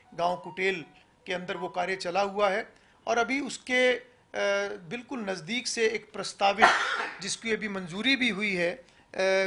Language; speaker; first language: Hindi; native; Hindi